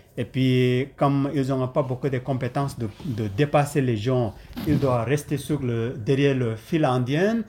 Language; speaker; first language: French; non-native, learner; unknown